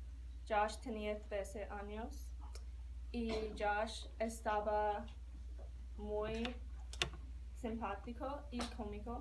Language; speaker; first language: Spanish; non-native, learner; English